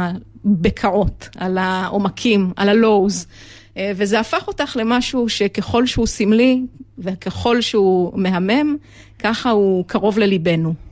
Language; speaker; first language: Hebrew; native; Hebrew